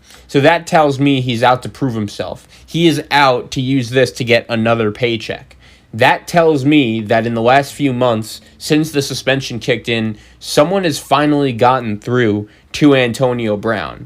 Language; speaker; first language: English; native; English